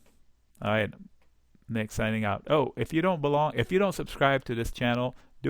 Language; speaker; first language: English; native; English